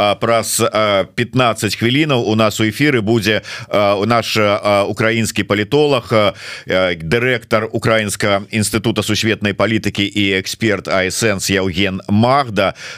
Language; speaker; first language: Belarusian; native; Belarusian